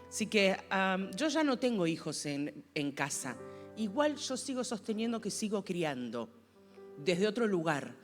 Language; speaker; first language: Spanish; native; Spanish